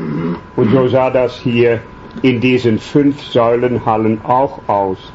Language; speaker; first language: German; native; German